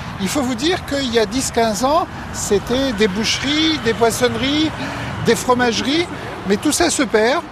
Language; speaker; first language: French; native; French